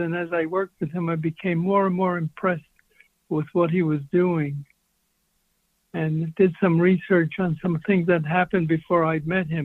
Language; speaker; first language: English; native; English